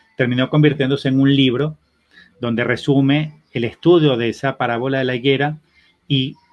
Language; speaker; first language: Spanish; native; Spanish